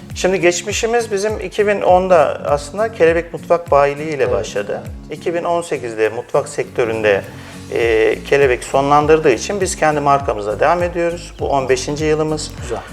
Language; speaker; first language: Turkish; native; Turkish